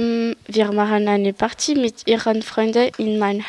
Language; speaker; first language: German; non-native, learner; French